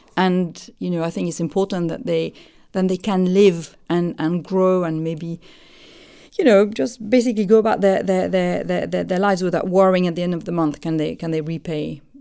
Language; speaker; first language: English; non-native, fluent; French